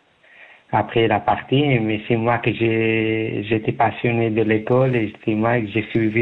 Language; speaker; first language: French; non-native, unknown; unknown